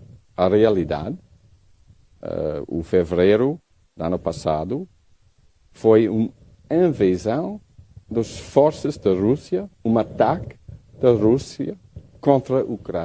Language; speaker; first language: Portuguese; non-native, learner; English